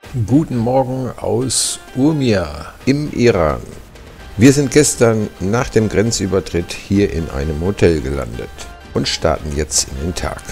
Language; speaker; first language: German; native; German